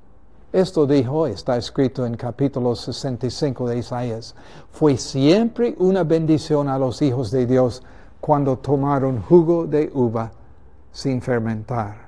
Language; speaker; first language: Spanish; native; Spanish